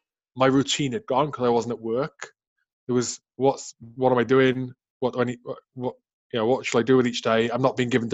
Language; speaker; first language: English; native; English